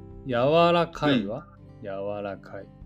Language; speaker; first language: Japanese; native; Japanese